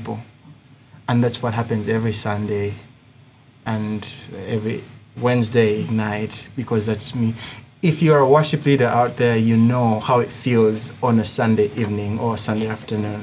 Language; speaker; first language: English; non-native, local second language; Ganda